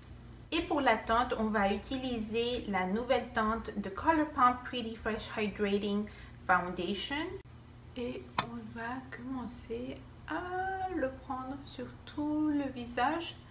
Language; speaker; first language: French; non-native, fluent; Spanish